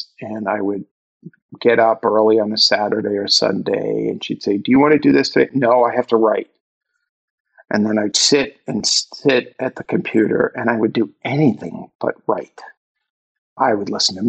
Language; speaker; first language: English; native; English